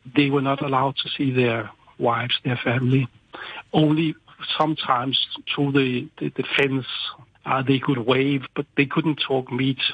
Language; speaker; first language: English; non-native, fluent; Danish